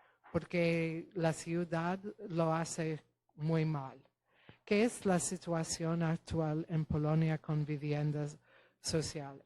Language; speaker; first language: Spanish; non-native, fluent; Polish